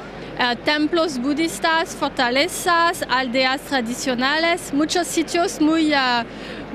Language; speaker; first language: Spanish; non-native, fluent; Korean